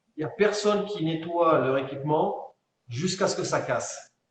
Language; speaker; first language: French; native; French